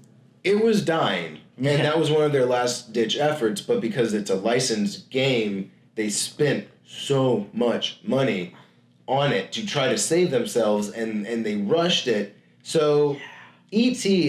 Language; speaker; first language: English; native; English